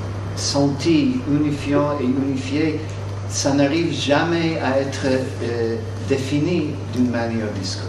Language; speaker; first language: French; non-native, fluent; English